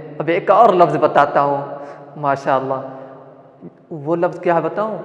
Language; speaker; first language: Urdu; non-native, local second language; Malayalam